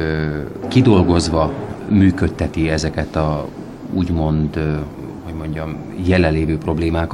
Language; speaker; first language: Hungarian; native; Hungarian